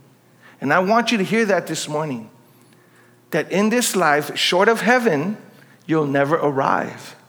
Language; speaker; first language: English; native; English